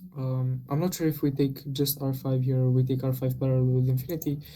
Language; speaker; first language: English; non-native, fluent; Romanian